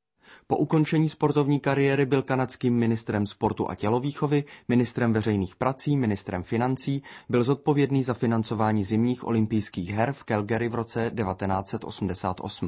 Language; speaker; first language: Czech; native; Czech